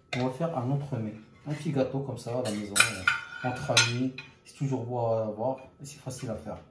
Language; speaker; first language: French; non-native, local second language; Arabic